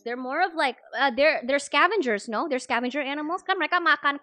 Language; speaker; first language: English; non-native, fluent; Indonesian